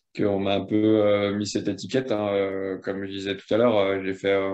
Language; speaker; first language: French; native; French